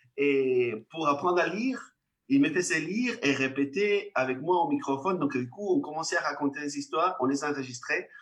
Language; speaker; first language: French; non-native, fluent; Spanish